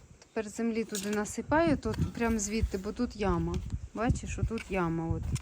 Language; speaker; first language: Ukrainian; non-native, local second language; Russian